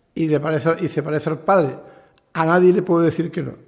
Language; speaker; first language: Spanish; native; Spanish